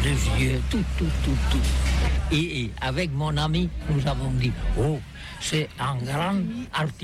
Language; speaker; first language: French; non-native, learner; Catalan